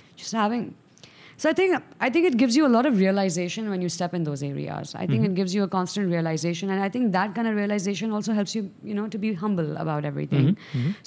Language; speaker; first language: English; non-native, local second language; Sindhi